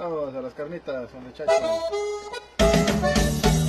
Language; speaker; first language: Spanish; native; Spanish